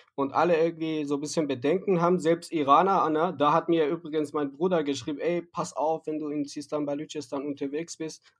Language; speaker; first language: German; non-native, fluent; Persian